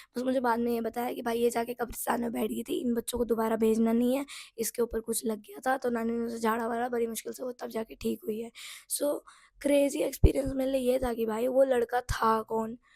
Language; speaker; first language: Hindi; non-native, local second language; Nepali